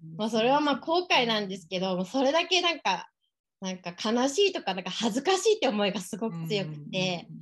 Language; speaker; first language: Japanese; early bilingual, other home language; English